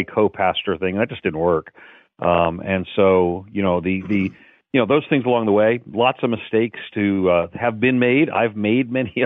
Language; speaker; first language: English; native; English